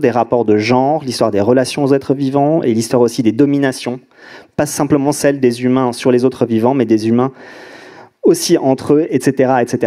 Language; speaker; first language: French; native; French